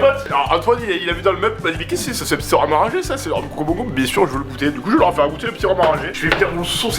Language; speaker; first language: French; native; French